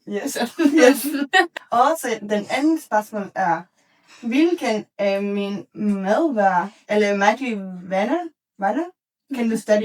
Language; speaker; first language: Danish; non-native, learner; Spanish